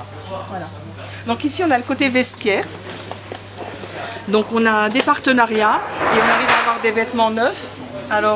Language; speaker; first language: French; native; French